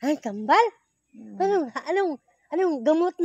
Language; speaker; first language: Filipino; non-native, local second language; Cebuano